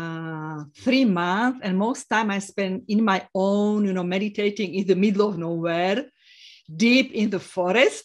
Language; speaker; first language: English; non-native, fluent; Slovak